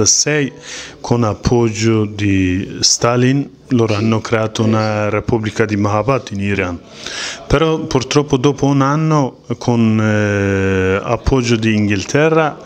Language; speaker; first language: Italian; non-native, learner; Kurdish